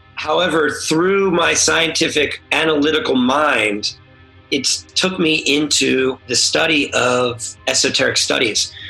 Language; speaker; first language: English; native; English